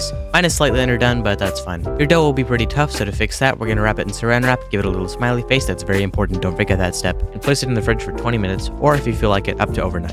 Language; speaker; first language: English; native; English